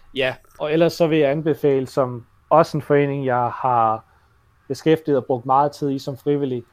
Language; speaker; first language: Danish; native; Danish